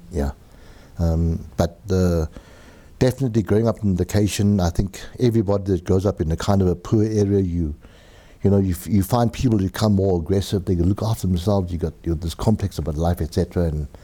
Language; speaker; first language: English; native; English